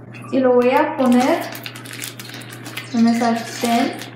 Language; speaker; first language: Spanish; early bilingual, heritage; Spanish